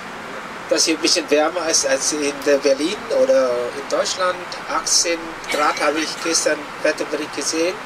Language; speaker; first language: German; non-native, fluent; Vietnamese